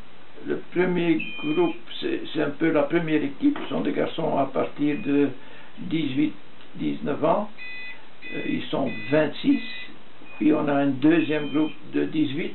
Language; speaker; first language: French; non-native, fluent; Dutch